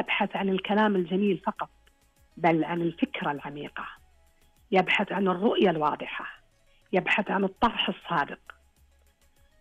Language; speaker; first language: Arabic; native; Arabic